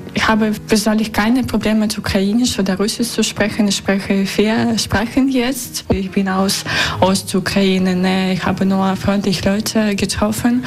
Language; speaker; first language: German; non-native, learner; Russian